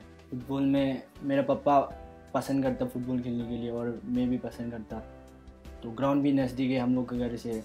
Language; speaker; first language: Hindi; non-native, local second language; Bangla